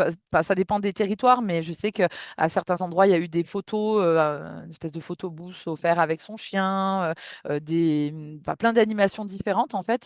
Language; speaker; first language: French; native; French